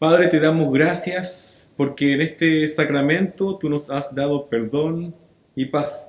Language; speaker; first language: Spanish; native; Spanish